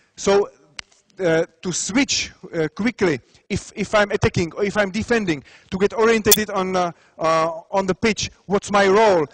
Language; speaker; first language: English; non-native, fluent; Czech